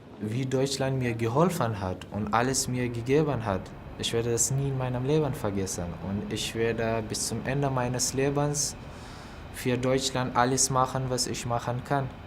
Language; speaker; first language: German; non-native, fluent; Pashto